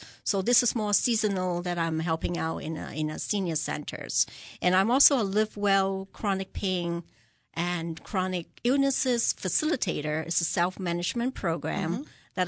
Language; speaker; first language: English; non-native, local second language; Cantonese